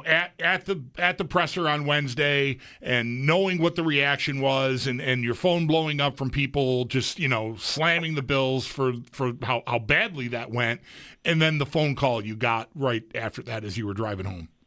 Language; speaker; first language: English; native; English